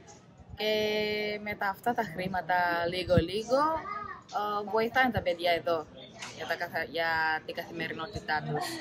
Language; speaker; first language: Greek; non-native, fluent; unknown